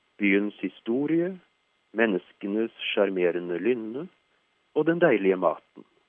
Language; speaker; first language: Norwegian; native; Norwegian